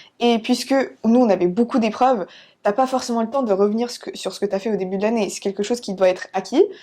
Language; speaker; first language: French; early bilingual, other home language; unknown